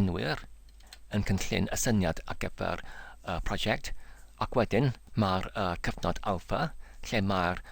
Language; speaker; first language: Welsh; non-native, learner; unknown